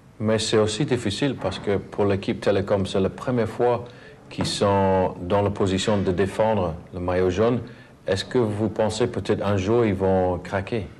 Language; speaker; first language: French; non-native, learner; English